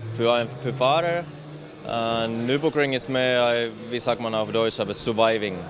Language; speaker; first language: German; non-native, fluent; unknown